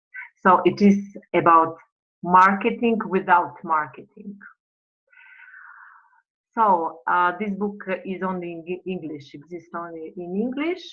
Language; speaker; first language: English; non-native, fluent; Russian